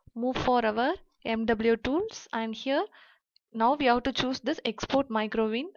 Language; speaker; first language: English; non-native, local second language; Tamil